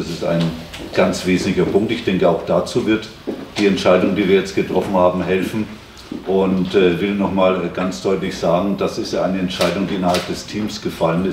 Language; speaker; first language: German; native; German